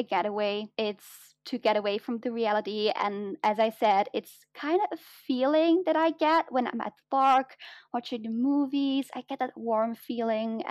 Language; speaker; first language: English; non-native, fluent; Dutch